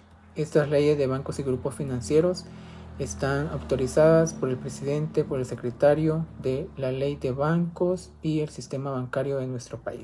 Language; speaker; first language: Spanish; native; Spanish